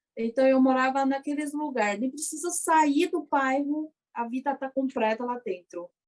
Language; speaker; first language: Portuguese; early bilingual, other home language; Chinese